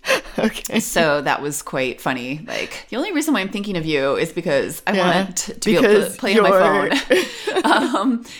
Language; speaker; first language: English; native; English